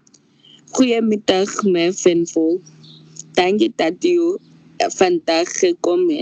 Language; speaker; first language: Dutch; non-native, learner; Afrikaans